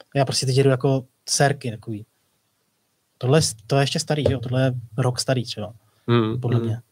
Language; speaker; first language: Czech; native; Czech